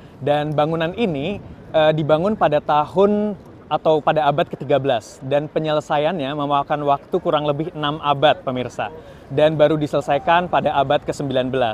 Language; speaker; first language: Indonesian; native; Indonesian